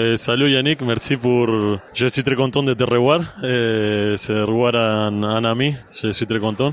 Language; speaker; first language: French; non-native, fluent; Spanish